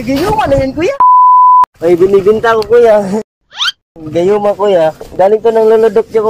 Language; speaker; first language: Filipino; non-native, local second language; Cebuano